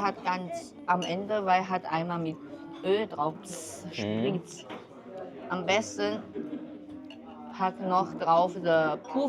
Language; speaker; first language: German; non-native, learner; Chinese